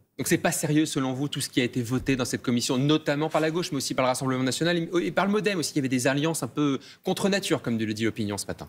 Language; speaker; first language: French; native; French